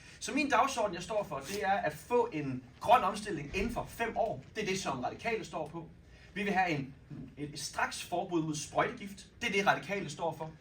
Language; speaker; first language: Danish; native; Danish